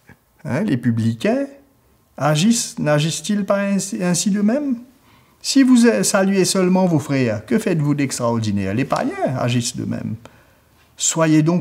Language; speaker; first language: French; native; French